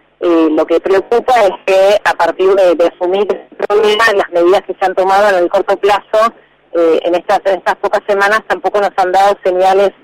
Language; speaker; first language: Spanish; native; Spanish